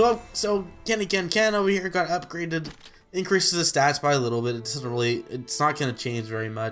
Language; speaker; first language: English; native; English